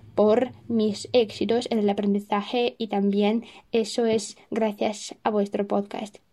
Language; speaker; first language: Spanish; non-native, fluent; Russian